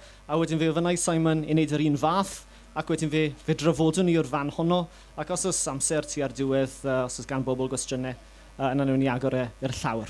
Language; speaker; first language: Welsh; native; Welsh